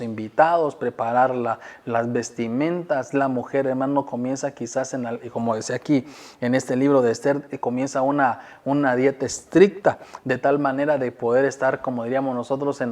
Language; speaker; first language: Spanish; native; Spanish